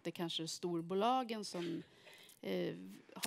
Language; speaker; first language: Swedish; native; Swedish